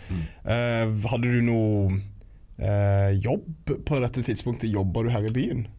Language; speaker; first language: Norwegian; native; Norwegian